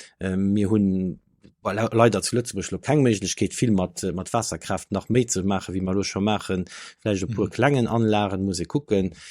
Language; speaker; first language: Luxembourgish; native; Luxembourgish